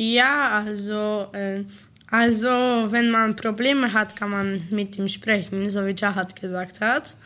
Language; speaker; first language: German; early bilingual, other home language; Polish